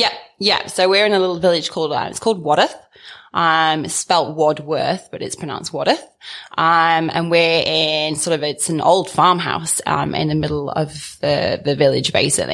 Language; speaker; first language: English; native; English